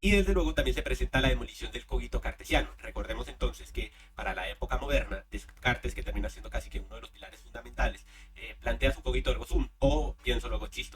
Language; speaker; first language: Spanish; native; Spanish